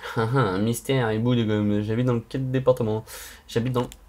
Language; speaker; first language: French; native; French